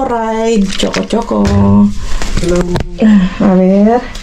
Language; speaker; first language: Spanish; non-native, learner; Filipino